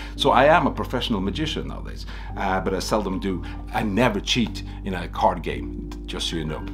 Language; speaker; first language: English; non-native, fluent; Swedish